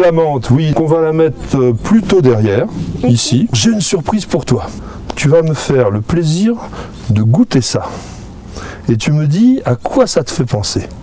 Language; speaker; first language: French; native; French